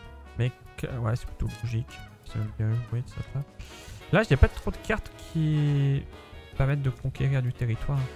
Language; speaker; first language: French; native; French